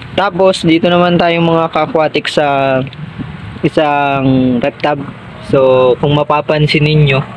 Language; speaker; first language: Filipino; non-native, local second language; Bikol